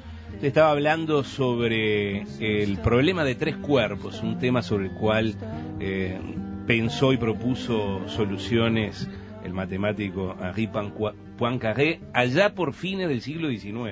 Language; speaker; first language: Spanish; native; Spanish